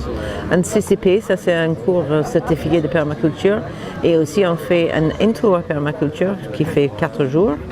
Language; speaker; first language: French; non-native, fluent; English